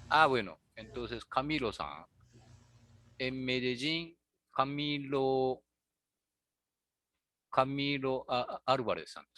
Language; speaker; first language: Spanish; non-native, learner; Japanese